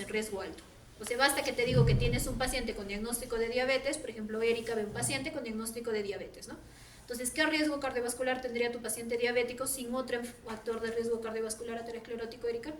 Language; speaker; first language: Spanish; native; Spanish